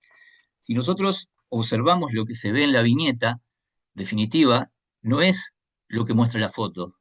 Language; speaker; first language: Spanish; native; Spanish